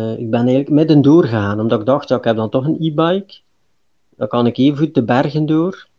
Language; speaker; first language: Dutch; native; Dutch